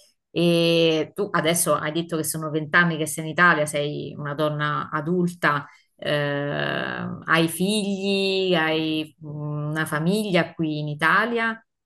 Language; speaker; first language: Italian; native; Italian